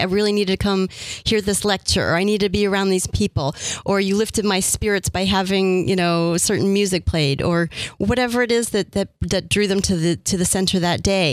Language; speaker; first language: English; native; English